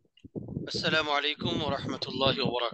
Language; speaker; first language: Arabic; non-native, fluent; Bangla